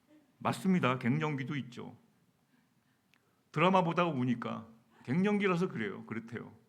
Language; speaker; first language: Korean; native; Korean